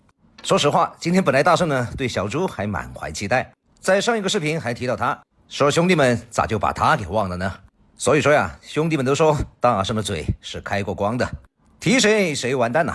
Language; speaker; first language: Chinese; native; Chinese